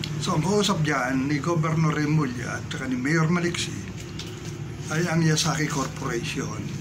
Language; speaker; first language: Filipino; native; Filipino